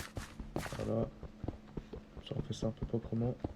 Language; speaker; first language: French; native; French